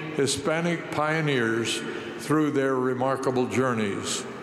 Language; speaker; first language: English; native; English